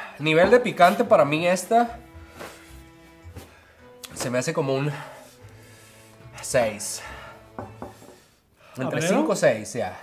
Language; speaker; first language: Spanish; native; Spanish